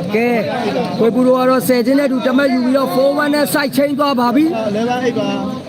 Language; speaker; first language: Burmese; native; Burmese